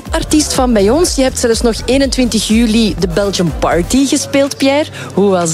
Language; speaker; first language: Dutch; native; Dutch